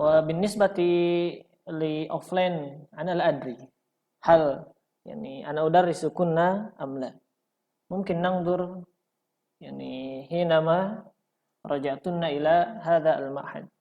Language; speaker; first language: Arabic; non-native, fluent; Indonesian